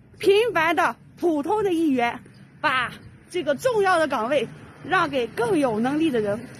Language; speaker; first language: Chinese; native; Chinese